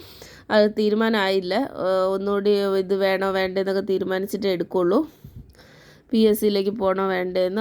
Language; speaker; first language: Malayalam; native; Malayalam